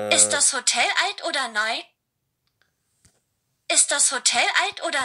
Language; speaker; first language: German; non-native, learner; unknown